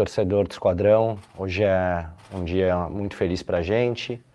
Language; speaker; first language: Portuguese; native; Portuguese